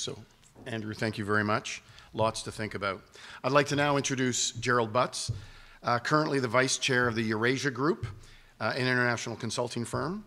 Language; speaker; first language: English; native; English